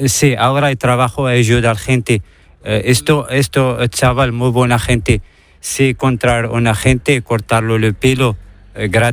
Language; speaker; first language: Spanish; non-native, learner; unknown